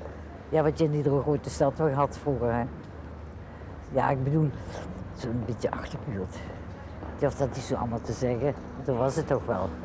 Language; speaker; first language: Dutch; native; Dutch